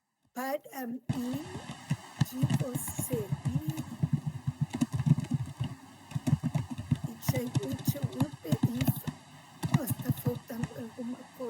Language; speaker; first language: Portuguese; non-native, fluent; Spanish